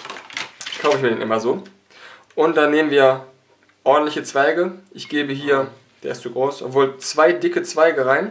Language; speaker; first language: German; native; German